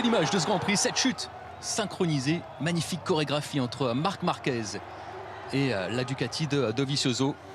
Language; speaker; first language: French; native; French